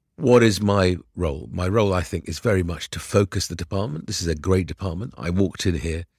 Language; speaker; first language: English; early bilingual, other home language; Arabic